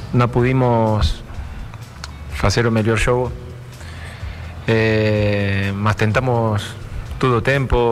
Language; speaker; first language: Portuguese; non-native, learner; Spanish